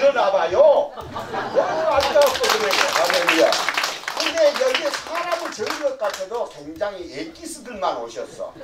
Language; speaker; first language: Korean; native; Korean